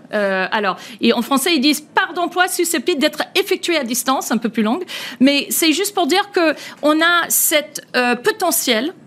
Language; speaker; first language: French; non-native, fluent; English